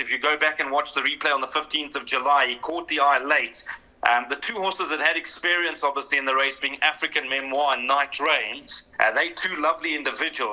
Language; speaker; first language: English; native; English